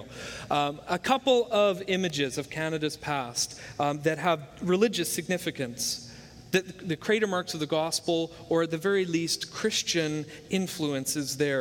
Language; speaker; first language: English; native; English